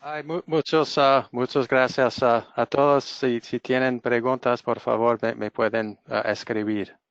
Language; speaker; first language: Spanish; non-native, learner; English